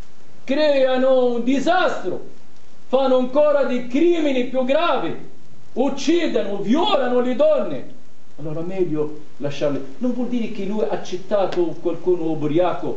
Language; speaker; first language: Italian; non-native, fluent; Arabic